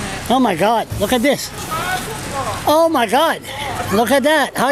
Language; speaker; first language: English; non-native, local second language; French